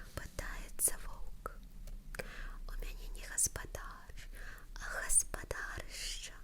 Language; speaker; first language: Belarusian; non-native, local second language; Russian